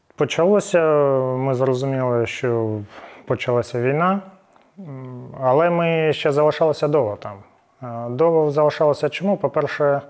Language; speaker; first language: Ukrainian; non-native, local second language; Russian